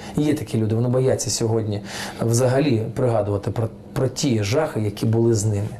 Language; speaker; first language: Ukrainian; non-native, local second language; Russian